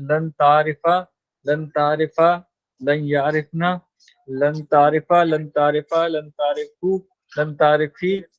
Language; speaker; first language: Arabic; non-native, learner; Urdu